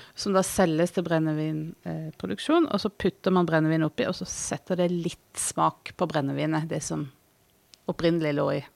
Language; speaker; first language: Norwegian; native; Norwegian